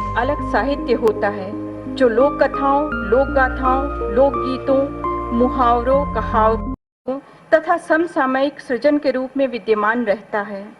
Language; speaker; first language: Hindi; native; Hindi